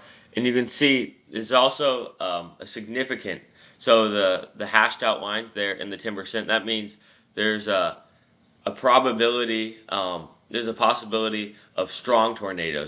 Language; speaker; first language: English; native; English